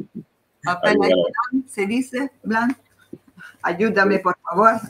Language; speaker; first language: Spanish; non-native, learner; Italian